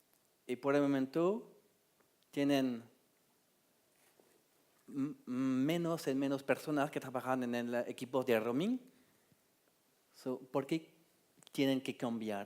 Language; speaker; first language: Spanish; non-native, fluent; French